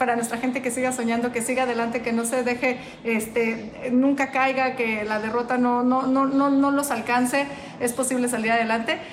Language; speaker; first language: Spanish; native; Spanish